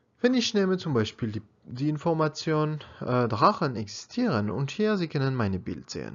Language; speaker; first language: German; non-native, learner; French